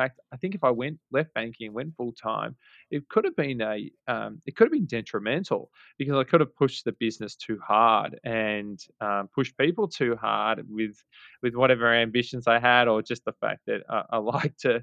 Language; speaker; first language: English; native; English